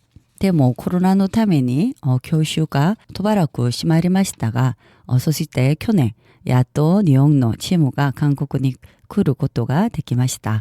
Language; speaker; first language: Japanese; non-native, learner; Korean